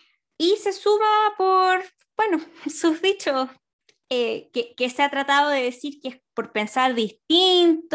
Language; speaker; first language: Spanish; native; Spanish